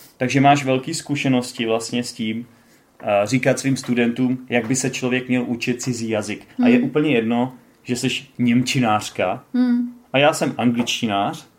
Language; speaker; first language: Czech; native; Czech